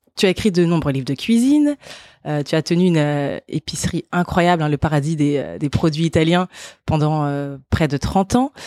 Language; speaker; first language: French; native; French